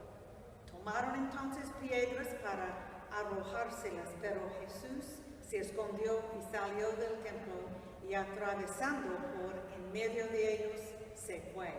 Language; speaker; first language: Spanish; non-native, fluent; English